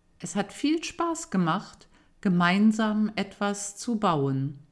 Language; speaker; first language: German; native; German